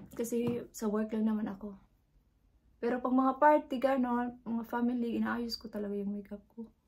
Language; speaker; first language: Filipino; native; Filipino